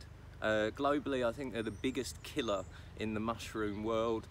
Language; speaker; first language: English; native; English